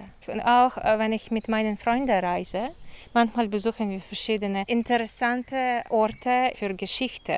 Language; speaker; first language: German; non-native, fluent; Ukrainian